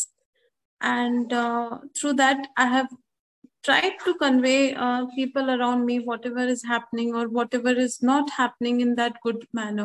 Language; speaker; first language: English; non-native, local second language; Hindi